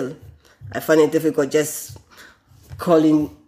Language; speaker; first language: English; non-native, local second language; Ewe